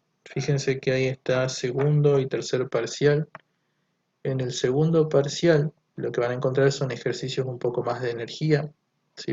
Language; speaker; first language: Spanish; native; Spanish